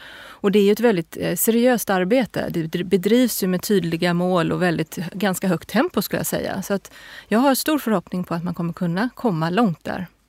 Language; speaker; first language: Swedish; native; Swedish